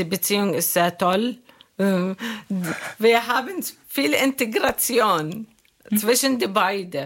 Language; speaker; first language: German; non-native, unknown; Arabic